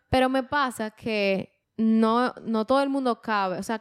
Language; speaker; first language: Spanish; native; Spanish